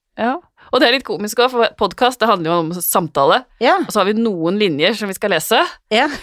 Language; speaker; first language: Norwegian; native; Norwegian